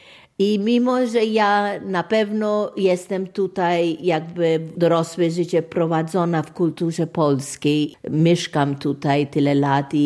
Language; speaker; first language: Polish; non-native, fluent; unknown